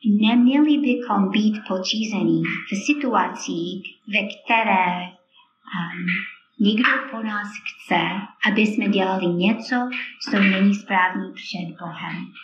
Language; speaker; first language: Czech; non-native, fluent; English